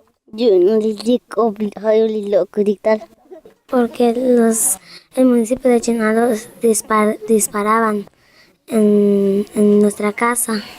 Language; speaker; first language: Spanish; non-native, local second language; Tzotzil